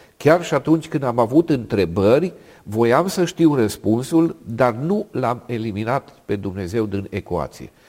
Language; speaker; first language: Romanian; native; Romanian